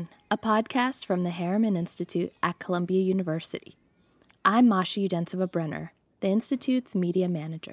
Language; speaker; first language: English; early bilingual, other home language; Russian